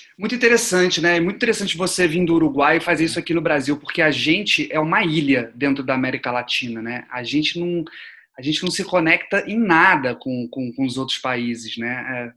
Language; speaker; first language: Portuguese; native; Portuguese